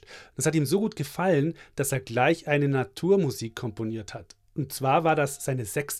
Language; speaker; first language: German; native; German